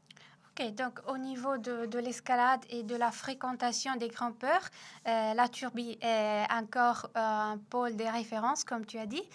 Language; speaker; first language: French; non-native, fluent; Italian